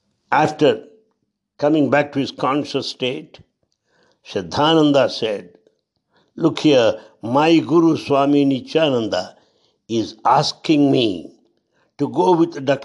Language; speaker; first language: English; non-native, local second language; Telugu